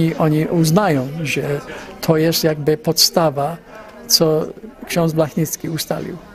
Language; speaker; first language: Polish; early bilingual, heritage; Polish